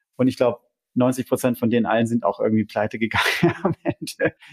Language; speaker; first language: German; native; German